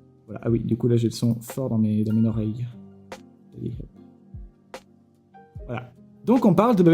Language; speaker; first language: French; native; French